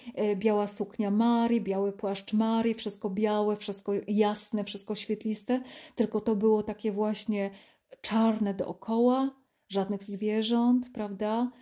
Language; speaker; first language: Polish; native; Polish